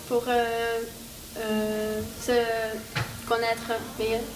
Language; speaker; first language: French; non-native, fluent; Hungarian